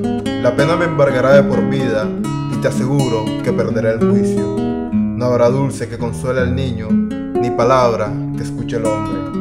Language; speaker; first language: Spanish; native; Spanish